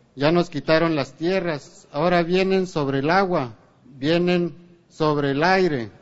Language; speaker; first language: Spanish; native; Spanish